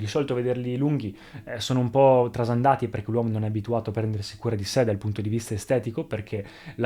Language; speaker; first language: Italian; native; Italian